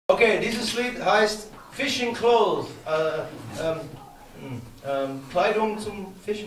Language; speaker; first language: German; non-native, fluent; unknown